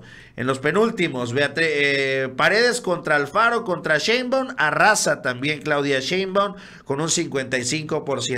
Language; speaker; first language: Spanish; native; Spanish